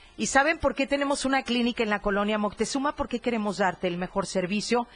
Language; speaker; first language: Spanish; native; Spanish